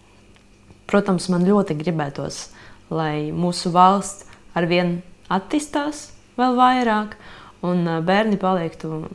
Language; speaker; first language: Latvian; non-native, local second language; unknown